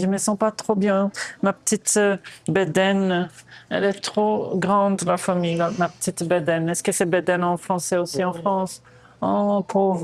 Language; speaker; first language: French; non-native, fluent; Portuguese